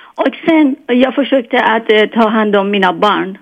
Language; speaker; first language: Swedish; non-native, learner; Persian